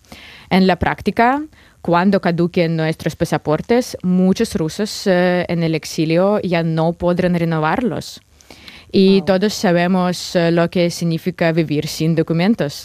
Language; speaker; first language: Spanish; non-native, fluent; Russian